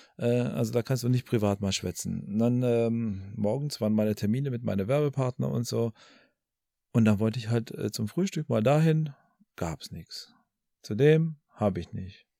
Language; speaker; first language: German; early bilingual, other home language; Albanian